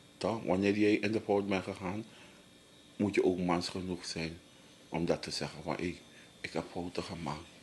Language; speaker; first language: Dutch; native; Dutch